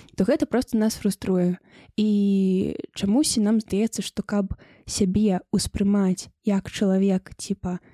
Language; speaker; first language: Belarusian; non-native, local second language; Russian